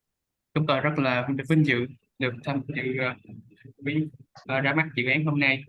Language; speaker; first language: Vietnamese; native; Vietnamese